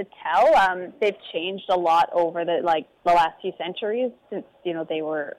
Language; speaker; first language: English; native; English